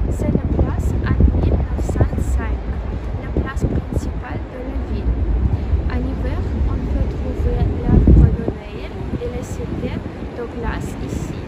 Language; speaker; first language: French; non-native, learner; Russian